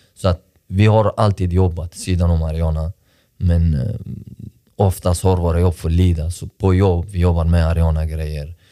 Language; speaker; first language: Swedish; early bilingual, other home language; Persian